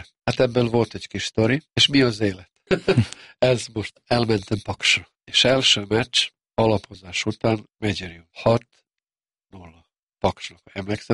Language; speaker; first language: Hungarian; non-native, local second language; Serbian